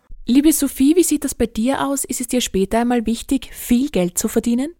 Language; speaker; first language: German; native; German